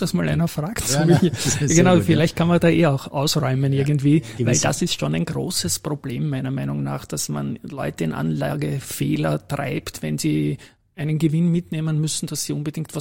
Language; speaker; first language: German; native; German